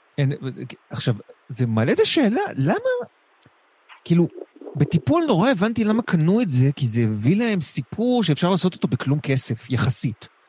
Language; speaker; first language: Hebrew; native; Hebrew